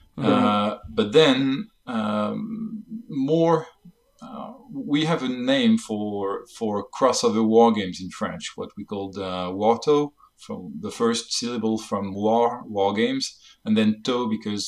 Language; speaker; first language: English; non-native, fluent; French